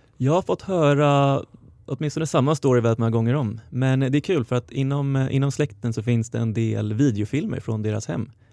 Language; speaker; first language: Swedish; native; Swedish